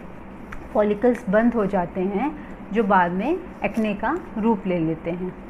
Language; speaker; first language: Hindi; native; Hindi